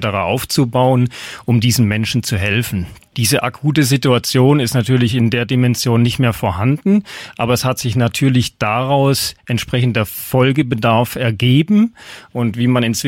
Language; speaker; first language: German; native; German